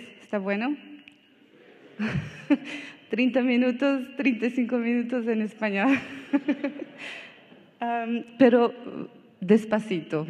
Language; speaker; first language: Spanish; non-native, learner; Portuguese